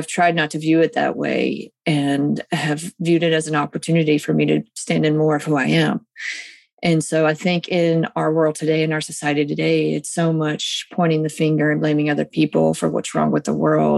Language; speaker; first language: English; native; English